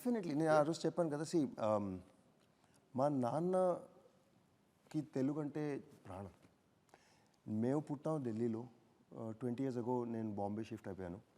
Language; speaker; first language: Telugu; early bilingual, heritage; Telugu